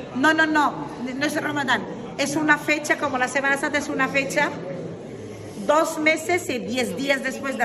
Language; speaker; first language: Spanish; non-native, fluent; Arabic